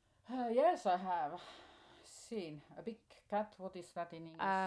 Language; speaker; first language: English; non-native, learner; Finnish